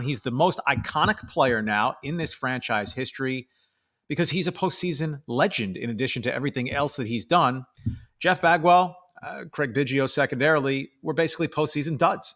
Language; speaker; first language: English; native; English